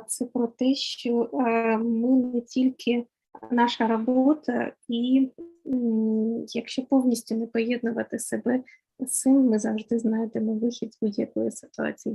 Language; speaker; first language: Ukrainian; native; Ukrainian